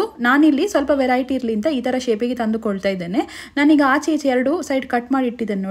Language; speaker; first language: Kannada; native; Kannada